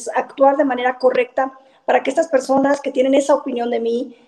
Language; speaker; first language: Spanish; native; Spanish